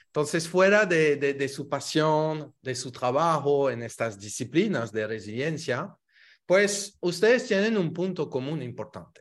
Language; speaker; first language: Spanish; non-native, fluent; French